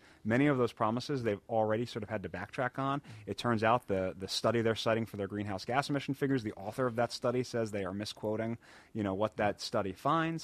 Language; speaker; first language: English; native; English